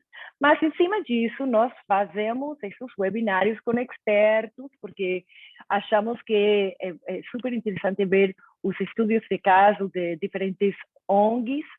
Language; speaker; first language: Portuguese; non-native, fluent; Spanish